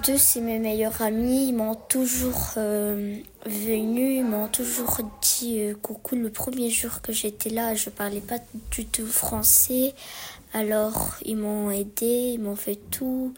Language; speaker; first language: French; early bilingual, other home language; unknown